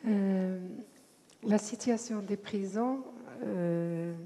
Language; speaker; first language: French; non-native, local second language; Arabic